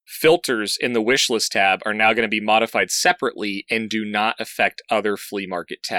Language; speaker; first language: English; native; English